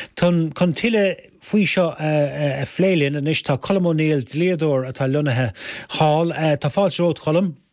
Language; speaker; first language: Irish; native; Irish